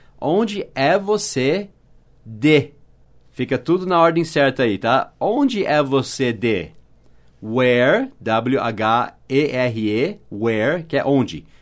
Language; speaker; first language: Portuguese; non-native, fluent; English